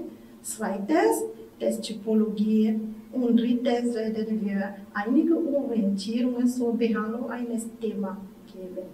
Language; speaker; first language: German; non-native, fluent; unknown